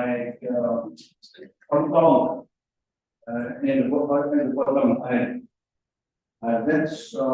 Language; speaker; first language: English; non-native, learner; Indonesian